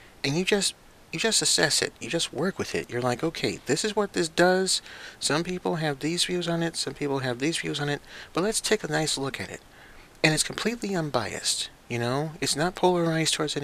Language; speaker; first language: English; native; English